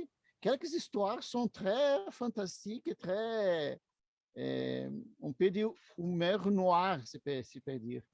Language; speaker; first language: French; non-native, learner; Portuguese